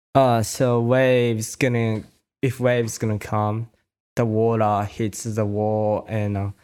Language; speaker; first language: English; non-native, learner; Japanese